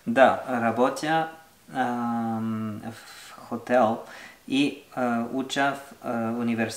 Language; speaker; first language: Bulgarian; non-native, learner; French